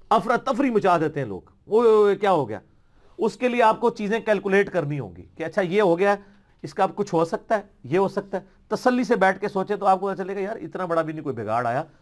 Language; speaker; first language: Urdu; non-native, local second language; Punjabi